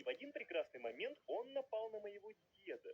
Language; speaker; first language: Russian; native; Russian